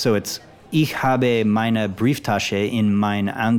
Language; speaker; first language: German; non-native, learner; English